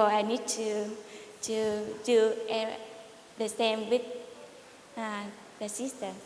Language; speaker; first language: English; non-native, learner; Vietnamese